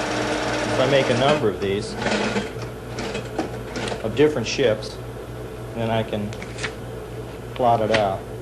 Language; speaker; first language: English; native; English